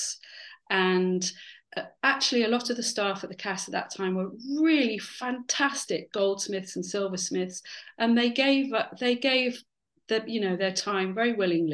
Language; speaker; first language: English; native; English